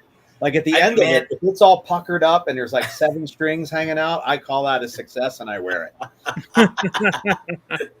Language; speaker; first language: English; native; English